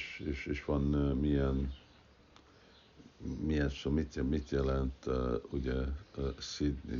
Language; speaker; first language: Hungarian; early bilingual, heritage; Hungarian